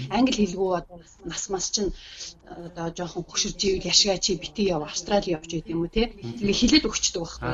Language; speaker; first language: Mongolian; native; Mongolian